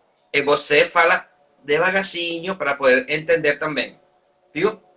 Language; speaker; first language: Portuguese; non-native, learner; Spanish